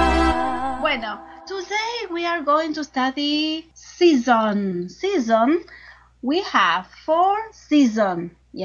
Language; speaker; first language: English; non-native, learner; Spanish